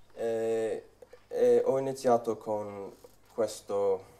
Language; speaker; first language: Italian; non-native, learner; English